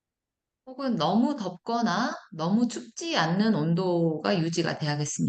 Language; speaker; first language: Korean; native; Korean